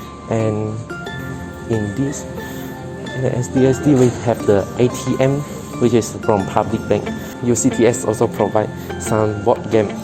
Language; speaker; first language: English; non-native, local second language; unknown